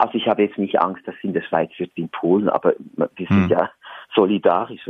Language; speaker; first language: German; native; German